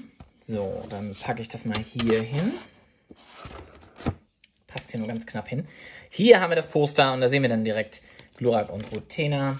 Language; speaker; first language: German; native; German